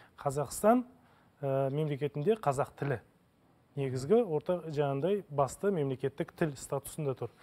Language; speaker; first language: Kazakh; native; Kazakh